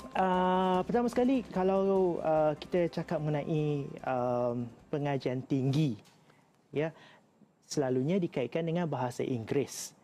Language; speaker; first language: Malay; native; Malay